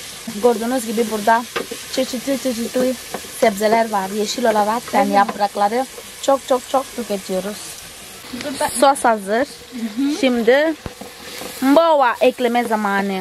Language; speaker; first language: Turkish; non-native, fluent; Portuguese